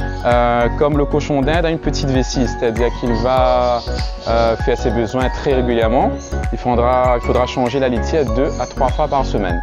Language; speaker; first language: French; native; French